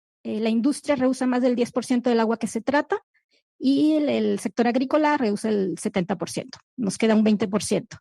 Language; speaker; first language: Spanish; native; Spanish